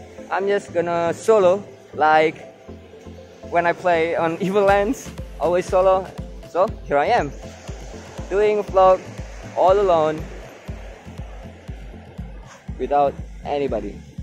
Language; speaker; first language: English; non-native, fluent; Indonesian